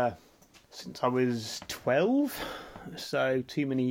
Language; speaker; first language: English; native; English